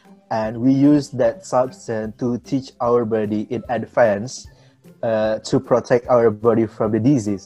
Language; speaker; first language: English; non-native, fluent; Indonesian